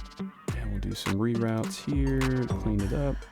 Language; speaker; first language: English; native; English